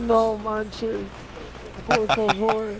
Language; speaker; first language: Spanish; non-native, learner; English